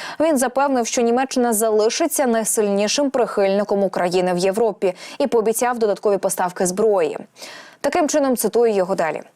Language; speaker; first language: Ukrainian; native; Ukrainian